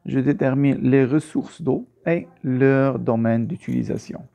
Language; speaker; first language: French; non-native, local second language; Arabic